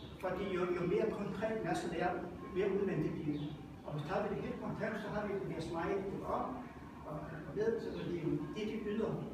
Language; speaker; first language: Danish; non-native, local second language; Faroese